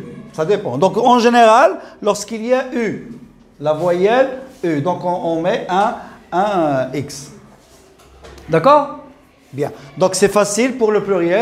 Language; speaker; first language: French; non-native, local second language; Arabic